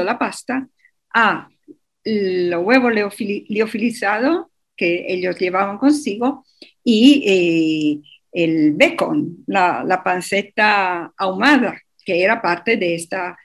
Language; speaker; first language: Spanish; non-native, fluent; Italian